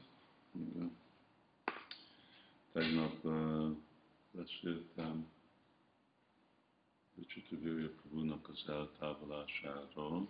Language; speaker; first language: Hungarian; early bilingual, heritage; Hungarian